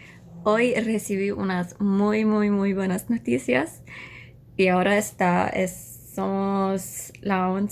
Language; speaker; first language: Spanish; non-native, learner; English